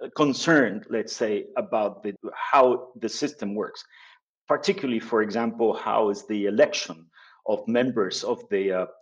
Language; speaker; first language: English; non-native, fluent; Spanish